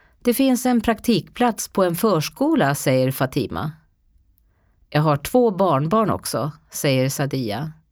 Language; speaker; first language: Swedish; native; Swedish